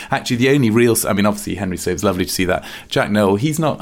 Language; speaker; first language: English; native; English